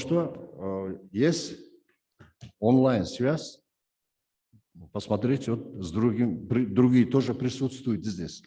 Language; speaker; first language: Russian; non-native, local second language; Kyrgyz